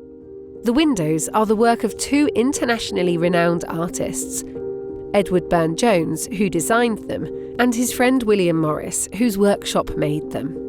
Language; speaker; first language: English; native; English